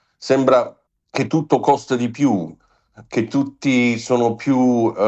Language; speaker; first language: Italian; non-native, fluent; English